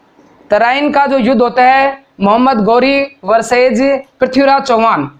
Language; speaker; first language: Hindi; native; Hindi